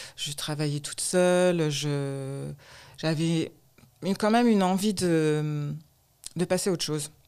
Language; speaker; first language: French; native; French